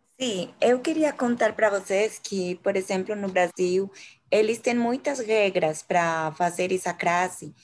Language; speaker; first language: Portuguese; non-native, learner; Spanish